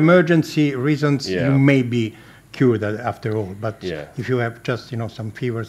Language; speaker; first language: English; non-native, fluent; Italian